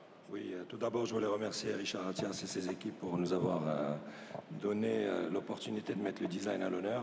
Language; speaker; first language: French; non-native, local second language; Arabic